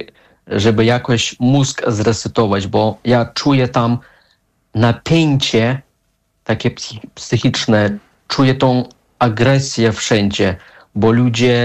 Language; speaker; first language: Polish; non-native, fluent; Russian